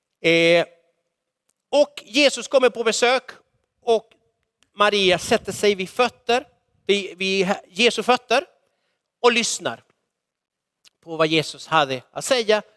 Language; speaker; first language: Swedish; non-native, fluent; Spanish